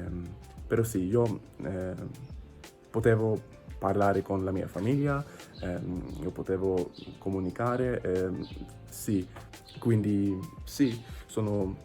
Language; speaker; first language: Italian; non-native, learner; English